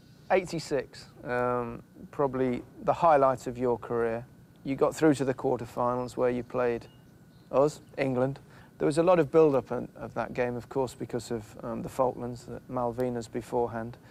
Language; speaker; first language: English; native; English